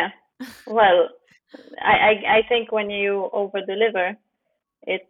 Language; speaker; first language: English; non-native, fluent; Ukrainian